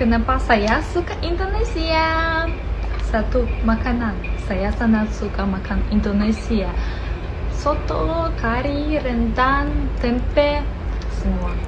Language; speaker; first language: Indonesian; non-native, fluent; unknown